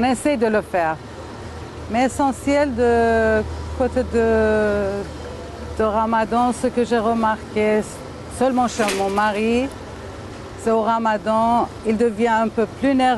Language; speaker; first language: French; non-native, learner; Persian